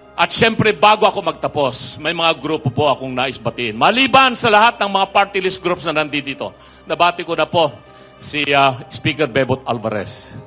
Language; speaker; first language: Filipino; non-native, local second language; Iloko